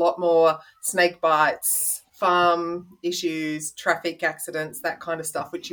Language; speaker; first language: English; native; English